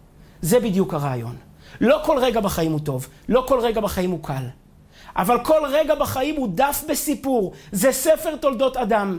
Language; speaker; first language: Hebrew; native; Hebrew